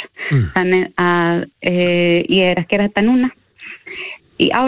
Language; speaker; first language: Icelandic; non-native, learner; Spanish